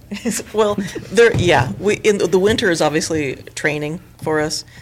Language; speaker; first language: English; native; English